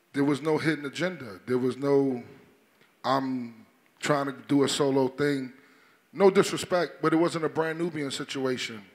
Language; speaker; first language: English; native; English